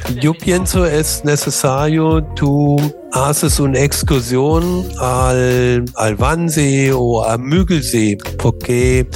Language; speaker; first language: Spanish; non-native, learner; German